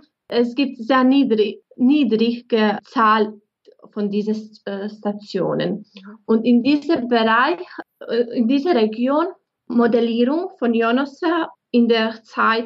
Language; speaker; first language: German; non-native, fluent; Bosnian